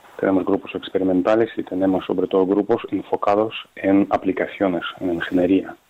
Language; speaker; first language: Spanish; non-native, fluent; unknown